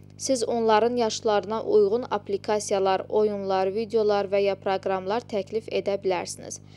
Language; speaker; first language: Azerbaijani; non-native, local second language; Georgian